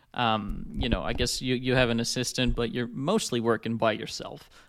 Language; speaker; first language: English; non-native, fluent; Dutch